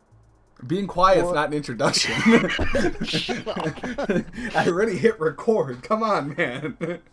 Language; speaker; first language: English; native; English